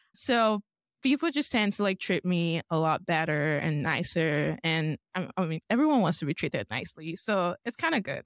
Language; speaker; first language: English; non-native, local second language; Yoruba